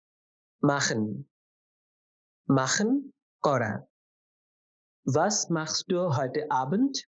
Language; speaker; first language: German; non-native, fluent; Bangla